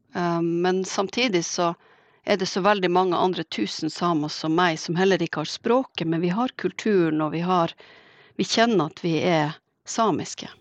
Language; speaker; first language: Norwegian; native; Norwegian